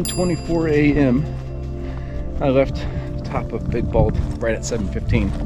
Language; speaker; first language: English; native; English